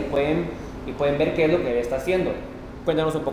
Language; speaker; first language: Spanish; native; Spanish